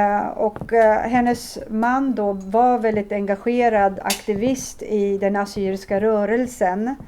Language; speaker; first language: Swedish; early bilingual, other home language; Assyrian Neo-Aramaic